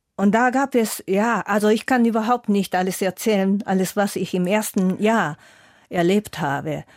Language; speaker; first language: German; non-native, fluent; Japanese